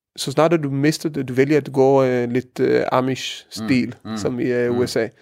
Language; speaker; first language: Danish; early bilingual, heritage; Danish